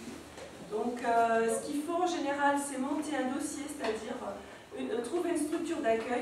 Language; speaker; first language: French; native; French